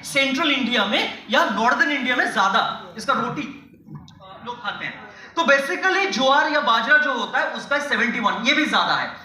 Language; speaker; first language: Hindi; non-native, local second language; Bangla